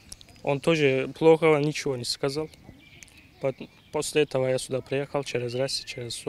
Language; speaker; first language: Russian; non-native, learner; Turkish